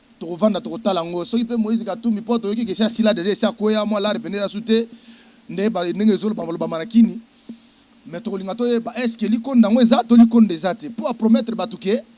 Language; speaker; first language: Lingala; native; Lingala